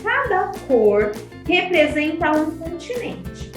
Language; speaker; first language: Portuguese; native; Portuguese